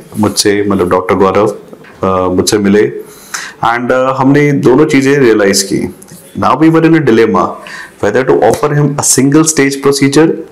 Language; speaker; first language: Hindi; native; Hindi